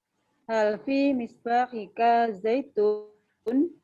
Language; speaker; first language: Arabic; non-native, learner; Indonesian